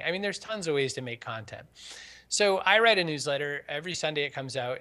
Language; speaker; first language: English; native; English